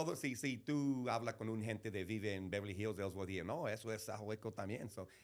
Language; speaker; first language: Spanish; early bilingual, heritage; English